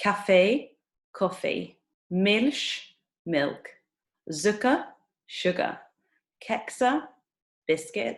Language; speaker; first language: German; non-native, fluent; English